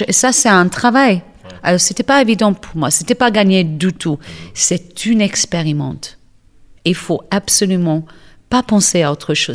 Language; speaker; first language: French; non-native, fluent; English